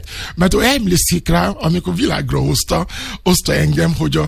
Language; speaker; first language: Hungarian; non-native, fluent; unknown